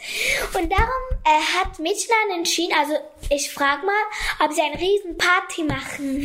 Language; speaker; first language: German; early bilingual, other home language; Kurdish